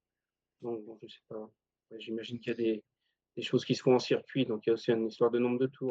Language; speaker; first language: French; native; French